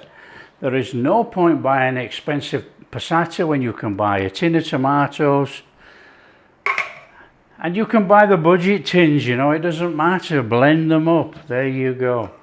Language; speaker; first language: English; native; English